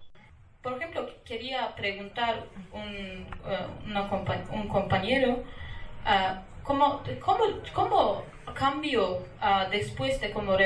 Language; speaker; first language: Spanish; non-native, learner; Kurdish